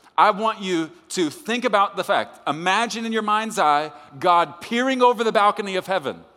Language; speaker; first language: English; native; English